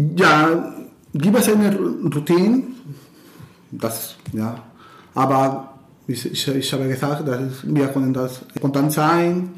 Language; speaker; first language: German; non-native, learner; Spanish